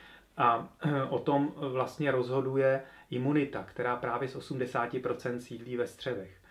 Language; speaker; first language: Czech; native; Czech